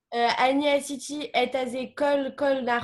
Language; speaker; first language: Hebrew; non-native, learner; French